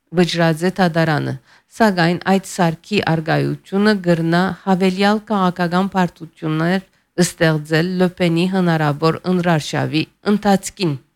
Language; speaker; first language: Armenian; early bilingual, heritage; Armenian